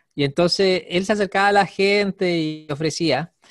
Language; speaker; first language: Spanish; native; Spanish